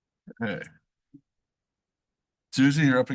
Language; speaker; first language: English; native; English